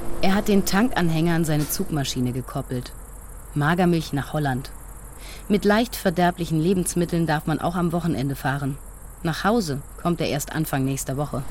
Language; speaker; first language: German; native; German